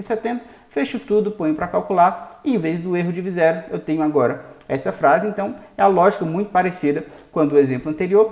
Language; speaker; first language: Portuguese; native; Portuguese